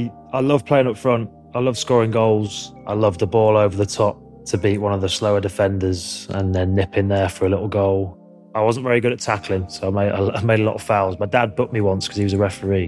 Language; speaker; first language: English; native; English